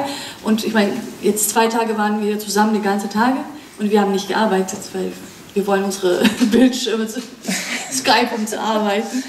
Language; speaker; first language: German; non-native, fluent; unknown